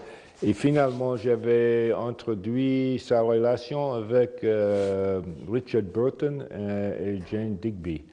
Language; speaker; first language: French; non-native, fluent; English